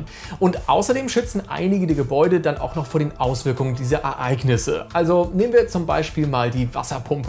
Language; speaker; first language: German; native; German